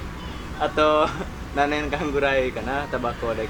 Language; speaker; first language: Japanese; non-native, learner; Indonesian